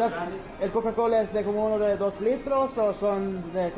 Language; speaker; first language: Spanish; non-native, learner; English